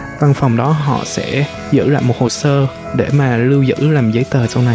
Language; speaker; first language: Vietnamese; native; Vietnamese